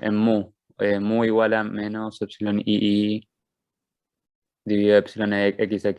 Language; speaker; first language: Spanish; native; Spanish